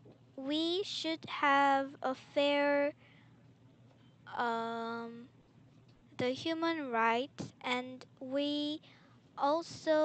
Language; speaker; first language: English; non-native, learner; Korean